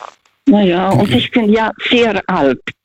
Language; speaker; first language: German; early bilingual, heritage; German